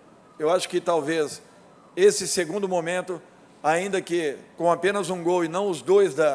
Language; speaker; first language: Portuguese; native; Portuguese